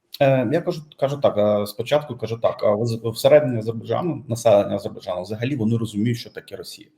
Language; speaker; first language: Ukrainian; non-native, fluent; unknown